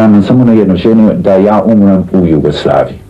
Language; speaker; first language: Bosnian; early bilingual, heritage; Serbian